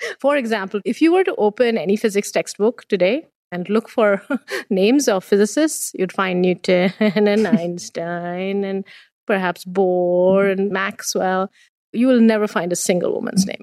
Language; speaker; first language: English; non-native, local second language; Bangla